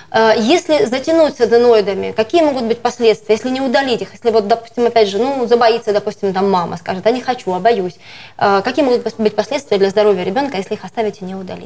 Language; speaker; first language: Russian; native; Russian